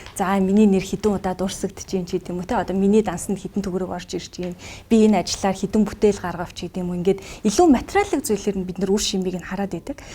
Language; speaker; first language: Mongolian; native; Mongolian